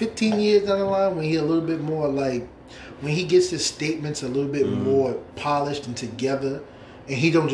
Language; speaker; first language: English; native; English